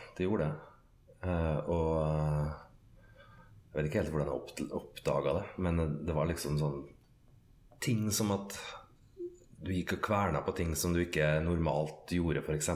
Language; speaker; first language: Norwegian; native; Norwegian